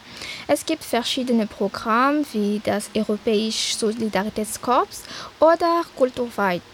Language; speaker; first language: German; non-native, fluent; Malagasy